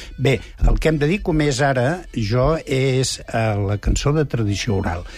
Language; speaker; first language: Catalan; native; Catalan